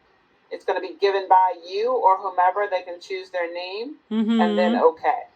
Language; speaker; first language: English; native; English